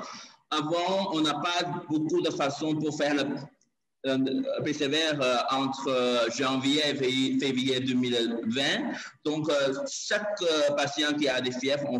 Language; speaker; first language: French; non-native, learner; Chinese